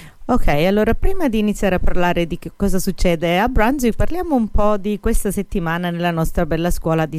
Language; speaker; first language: Italian; early bilingual, heritage; Italian